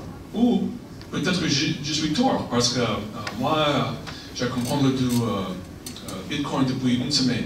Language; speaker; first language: French; non-native, fluent; Persian